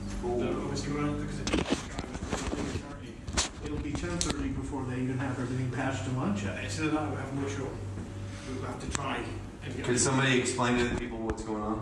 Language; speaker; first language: English; native; English